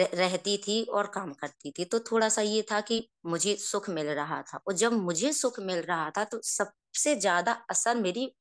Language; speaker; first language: Hindi; native; Hindi